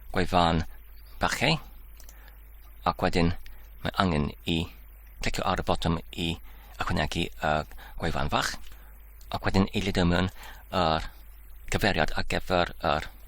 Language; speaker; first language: Welsh; non-native, learner; Polish